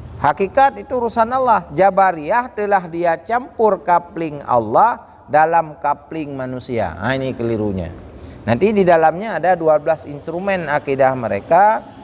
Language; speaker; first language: Malay; non-native, local second language; Achinese